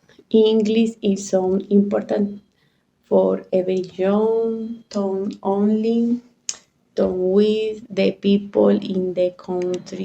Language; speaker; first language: English; non-native, learner; Spanish